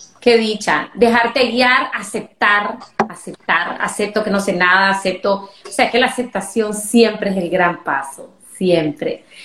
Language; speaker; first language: Spanish; native; Spanish